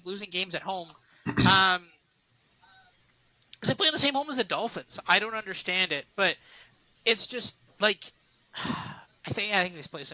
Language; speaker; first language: English; native; English